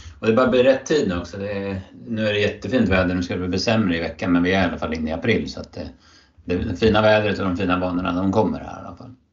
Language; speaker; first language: Swedish; native; Swedish